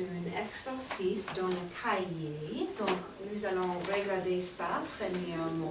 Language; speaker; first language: French; non-native, fluent; English